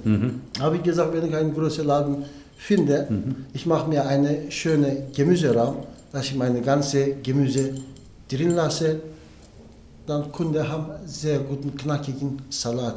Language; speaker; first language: German; non-native, learner; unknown